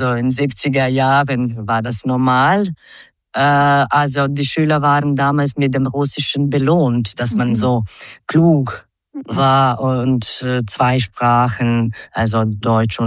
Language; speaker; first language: German; non-native, fluent; Croatian